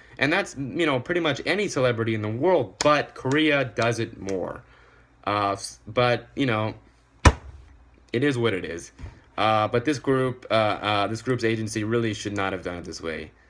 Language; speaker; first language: English; native; English